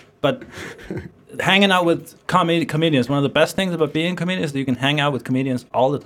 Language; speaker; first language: English; non-native, fluent; Faroese